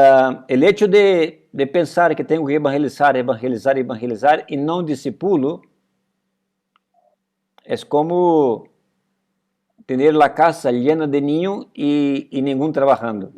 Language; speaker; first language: Spanish; non-native, fluent; Portuguese